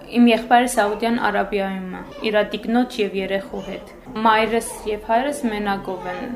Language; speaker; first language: Armenian; early bilingual, heritage; Armenian